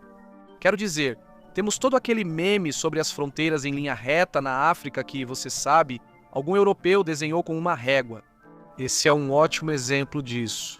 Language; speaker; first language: Portuguese; native; Portuguese